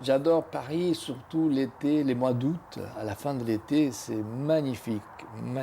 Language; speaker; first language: French; non-native, fluent; Spanish